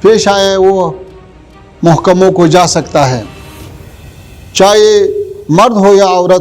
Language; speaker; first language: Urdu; non-native, fluent; Pashto